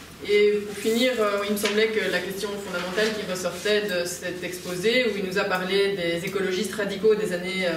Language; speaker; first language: French; native; French